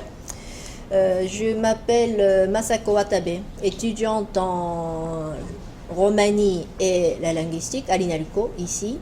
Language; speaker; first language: French; non-native, fluent; Japanese